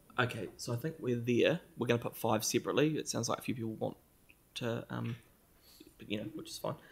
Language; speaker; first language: English; native; English